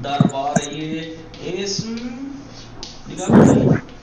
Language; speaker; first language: Persian; non-native, fluent; Urdu